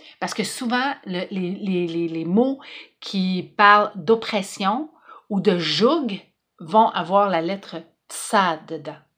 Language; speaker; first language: French; native; French